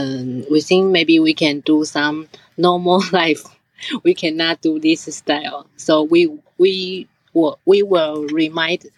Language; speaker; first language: English; non-native, learner; Chinese